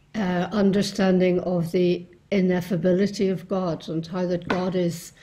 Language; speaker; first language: English; native; English